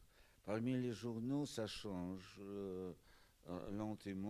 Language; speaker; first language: French; non-native, fluent; Russian